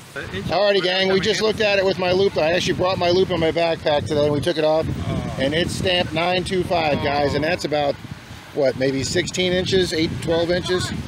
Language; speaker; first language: English; native; English